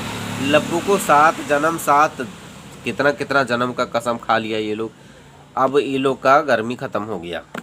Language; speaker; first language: Hindi; native; Hindi